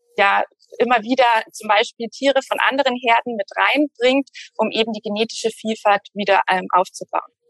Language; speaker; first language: German; native; German